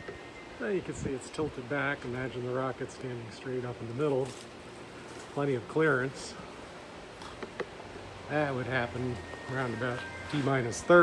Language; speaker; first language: English; native; English